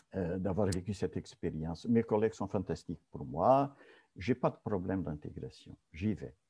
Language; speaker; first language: French; non-native, fluent; Portuguese